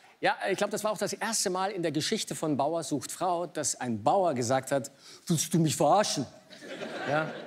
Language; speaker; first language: German; native; German